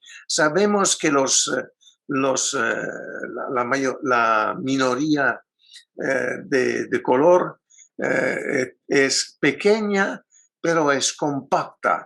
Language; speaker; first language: Spanish; non-native, fluent; Italian